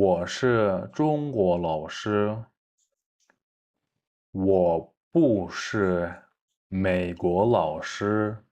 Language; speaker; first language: Chinese; non-native, fluent; Kyrgyz